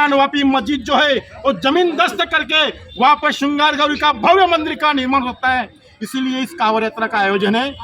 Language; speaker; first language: Hindi; non-native, local second language; Marathi